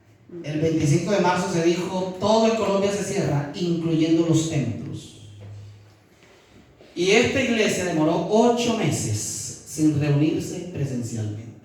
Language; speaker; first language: Spanish; native; Spanish